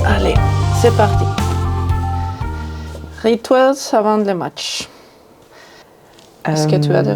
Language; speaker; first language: French; non-native, fluent; Spanish